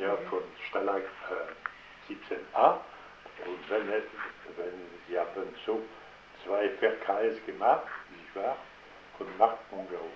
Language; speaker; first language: German; non-native, learner; French